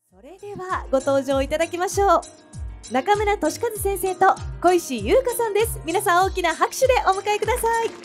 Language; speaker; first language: Japanese; native; Japanese